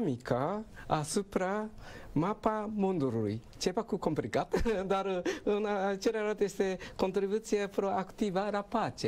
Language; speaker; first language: Romanian; non-native, learner; Japanese